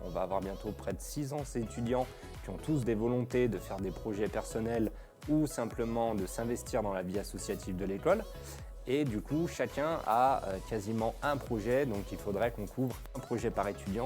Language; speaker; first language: French; native; French